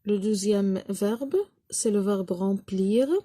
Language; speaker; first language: French; non-native, local second language; Arabic